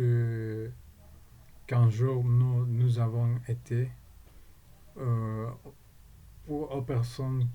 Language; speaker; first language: French; non-native, learner; Spanish